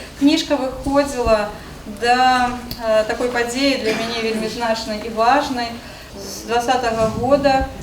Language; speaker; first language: Belarusian; native; Belarusian